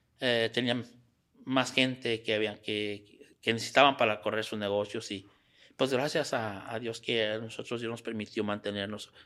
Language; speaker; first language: Spanish; native; Spanish